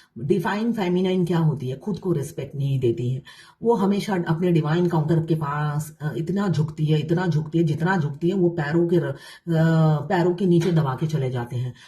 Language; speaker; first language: Hindi; non-native, local second language; Bangla